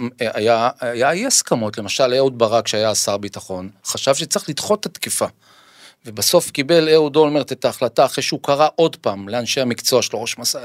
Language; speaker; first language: Hebrew; native; Hebrew